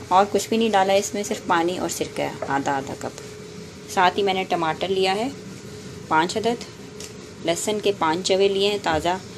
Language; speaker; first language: Urdu; native; Urdu